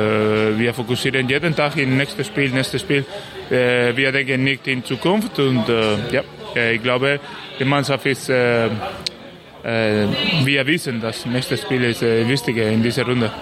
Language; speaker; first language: German; non-native, learner; Spanish